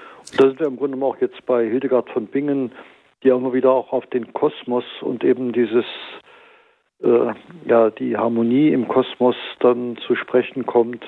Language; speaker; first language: German; native; German